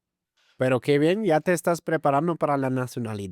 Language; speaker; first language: Spanish; native; Spanish